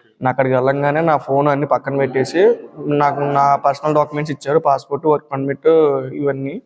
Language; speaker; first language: Telugu; native; Telugu